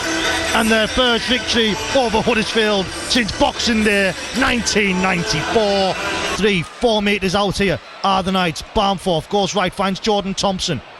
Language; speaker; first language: English; native; English